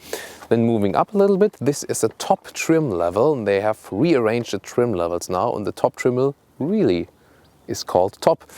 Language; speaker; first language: English; non-native, fluent; German